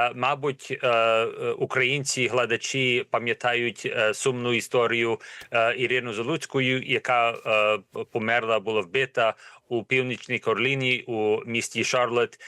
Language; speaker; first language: Ukrainian; early bilingual, heritage; Ukrainian